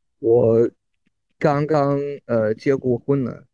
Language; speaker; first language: Chinese; non-native, learner; English